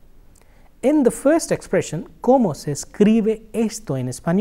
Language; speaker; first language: Spanish; non-native, fluent; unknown